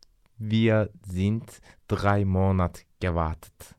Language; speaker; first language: German; non-native, learner; Turkish